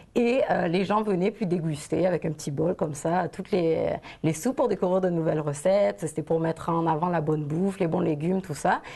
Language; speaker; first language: French; native; French